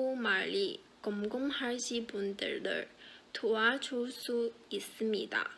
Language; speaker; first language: Korean; non-native, learner; Chinese